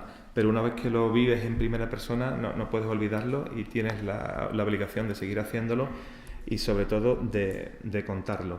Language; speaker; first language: Spanish; native; Spanish